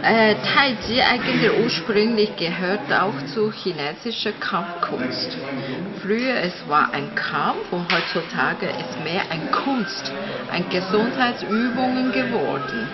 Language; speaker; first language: German; non-native, fluent; Chinese